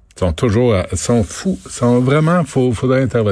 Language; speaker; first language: French; native; French